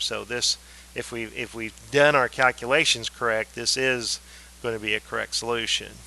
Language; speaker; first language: English; native; English